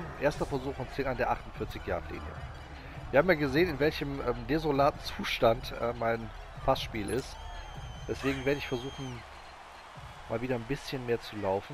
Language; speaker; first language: German; native; German